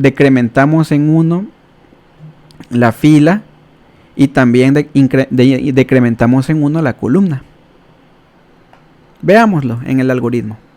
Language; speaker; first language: Spanish; native; Spanish